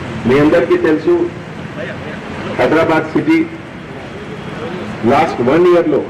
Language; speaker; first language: Telugu; non-native, local second language; Hindi